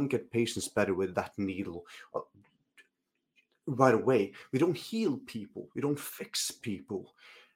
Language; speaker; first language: English; non-native, fluent; Norwegian